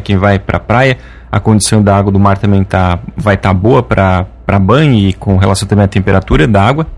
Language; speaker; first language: Portuguese; native; Portuguese